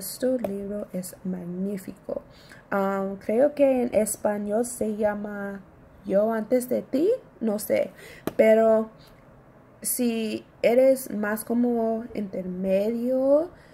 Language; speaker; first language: Spanish; non-native, learner; English